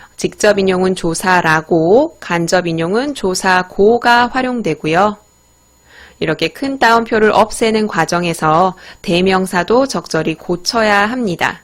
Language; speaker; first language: Korean; native; Korean